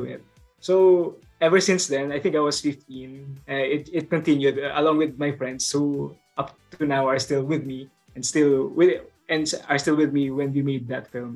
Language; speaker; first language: English; non-native, local second language; Bikol